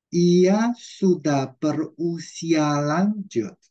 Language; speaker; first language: Indonesian; non-native, fluent; Chinese